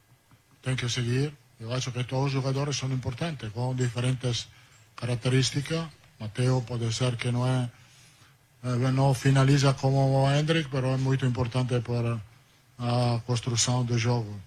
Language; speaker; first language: Portuguese; non-native, learner; Italian